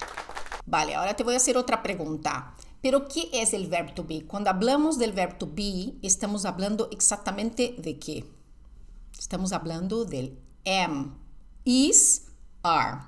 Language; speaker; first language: Spanish; non-native, fluent; Portuguese